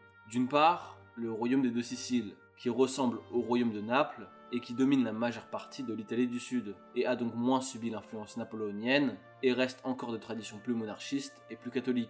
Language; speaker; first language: French; native; French